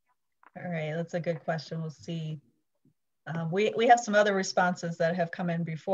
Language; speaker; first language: English; native; English